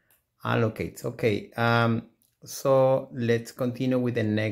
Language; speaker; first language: English; non-native, fluent; Spanish